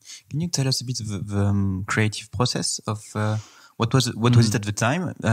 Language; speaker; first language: English; non-native, fluent; French